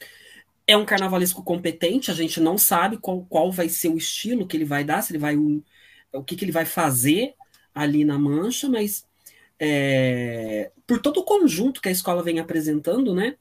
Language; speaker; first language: Portuguese; native; Portuguese